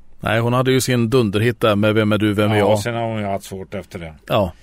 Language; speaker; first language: Swedish; native; Swedish